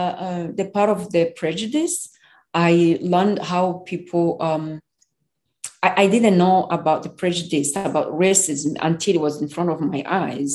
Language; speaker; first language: English; non-native, local second language; Kinyarwanda